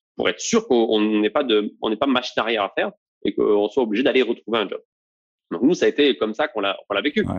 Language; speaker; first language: French; native; French